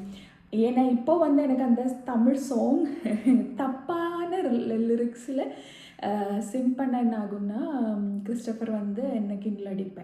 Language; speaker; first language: Tamil; non-native, learner; Malayalam